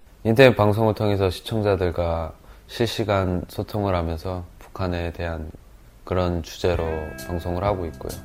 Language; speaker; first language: Korean; native; Korean